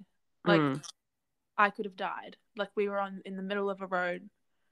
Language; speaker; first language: English; native; English